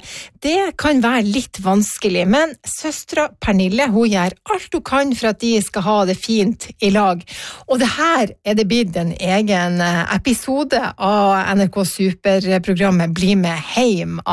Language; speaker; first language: Norwegian; native; Norwegian